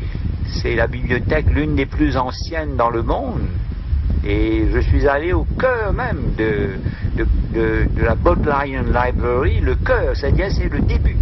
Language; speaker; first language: French; non-native, local second language; Morisyen